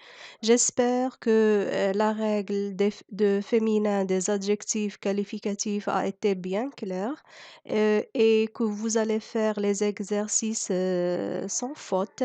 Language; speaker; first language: French; non-native, local second language; Arabic